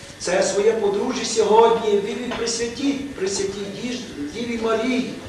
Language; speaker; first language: Ukrainian; native; Ukrainian